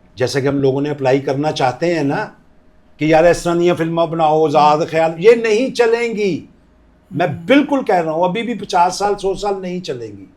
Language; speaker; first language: Urdu; non-native, local second language; Punjabi